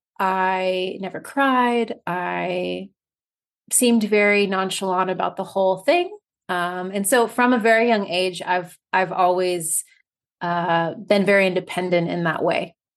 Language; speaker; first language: English; native; English